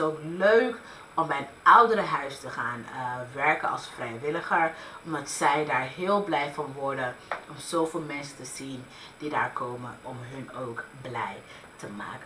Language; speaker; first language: Dutch; early bilingual, other home language; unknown